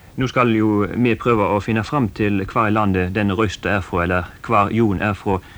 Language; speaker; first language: Norwegian; native; Norwegian